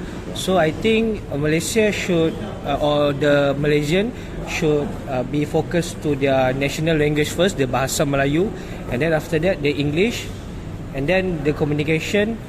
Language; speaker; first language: English; non-native, local second language; Malay